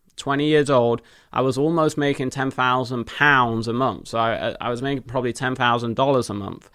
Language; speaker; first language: English; native; English